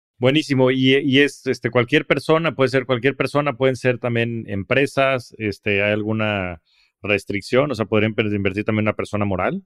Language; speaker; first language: Spanish; native; Spanish